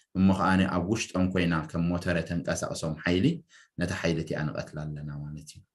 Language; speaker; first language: Tigrinya; native; Tigrinya